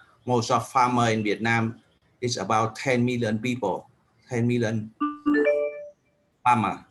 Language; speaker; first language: English; non-native, learner; Vietnamese